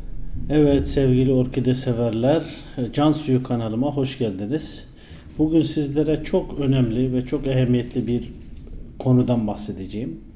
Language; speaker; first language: Turkish; native; Turkish